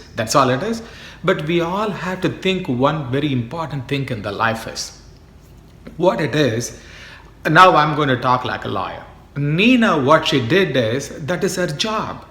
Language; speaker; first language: English; non-native, local second language; Tamil